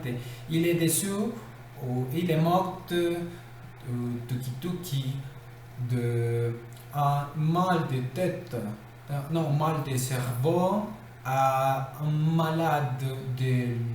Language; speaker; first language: French; non-native, learner; Spanish